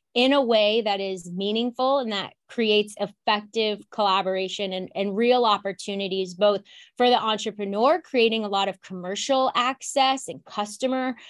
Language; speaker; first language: English; native; English